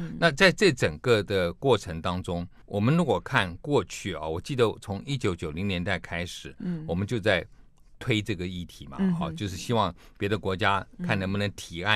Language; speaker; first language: Chinese; native; Chinese